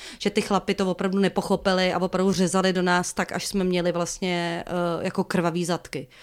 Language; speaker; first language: Czech; native; Czech